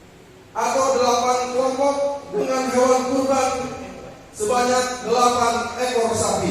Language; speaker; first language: Indonesian; native; Indonesian